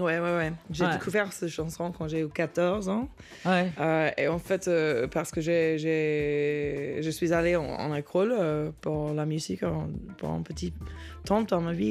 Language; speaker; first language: French; non-native, learner; English